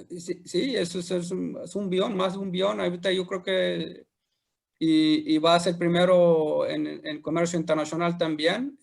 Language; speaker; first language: Spanish; non-native, fluent; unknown